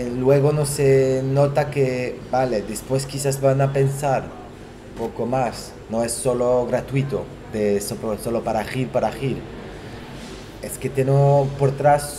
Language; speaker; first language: Spanish; non-native, fluent; Portuguese